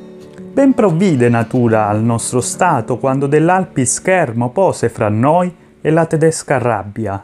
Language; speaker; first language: Italian; native; Italian